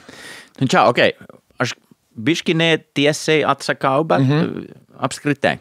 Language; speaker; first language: Lithuanian; non-native, fluent; Finnish